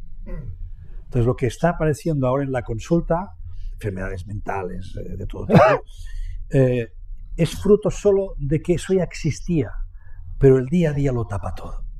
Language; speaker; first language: Spanish; native; Spanish